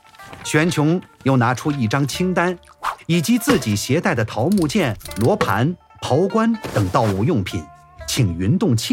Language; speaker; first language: Chinese; native; Chinese